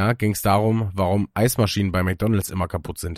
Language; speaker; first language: German; native; German